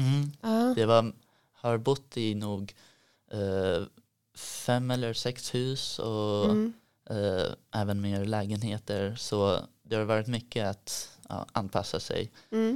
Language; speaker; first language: Swedish; early bilingual, heritage; Swedish